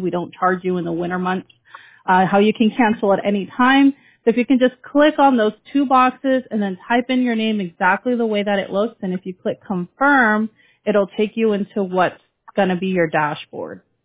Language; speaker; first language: English; early bilingual, other home language; Spanish